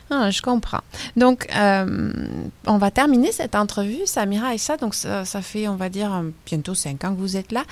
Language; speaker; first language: French; native; French